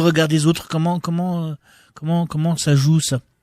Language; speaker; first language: French; native; French